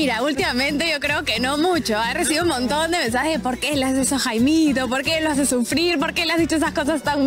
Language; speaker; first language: Spanish; native; Spanish